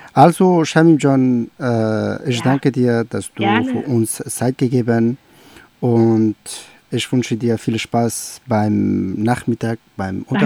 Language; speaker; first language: German; non-native, learner; Persian